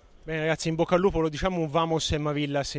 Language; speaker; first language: Italian; native; Italian